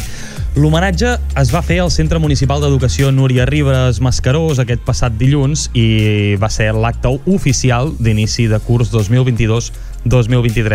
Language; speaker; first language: Catalan; native; Catalan